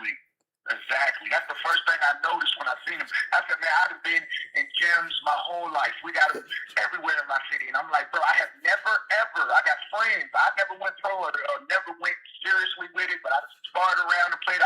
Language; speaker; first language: English; native; English